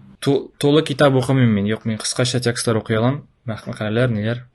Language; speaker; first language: Tatar; native; Tatar